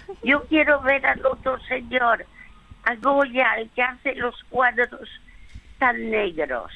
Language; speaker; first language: Spanish; early bilingual, other home language; French